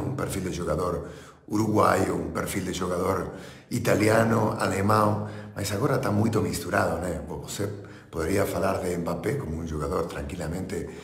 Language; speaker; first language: Portuguese; non-native, fluent; Spanish